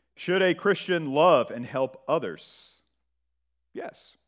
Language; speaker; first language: English; native; English